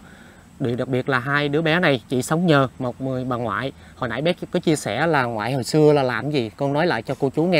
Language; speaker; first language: Vietnamese; native; Vietnamese